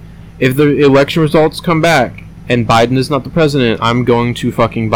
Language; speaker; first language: English; native; English